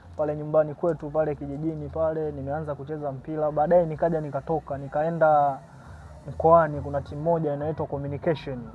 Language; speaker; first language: Swahili; native; Swahili